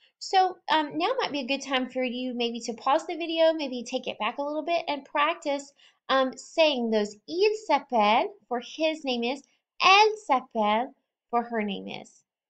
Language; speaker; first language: English; native; English